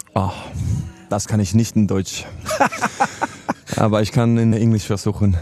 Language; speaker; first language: German; non-native, learner; Norwegian